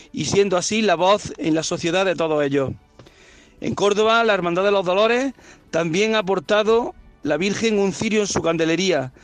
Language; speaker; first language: Spanish; native; Spanish